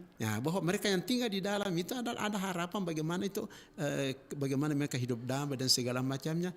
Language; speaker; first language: Indonesian; native; Indonesian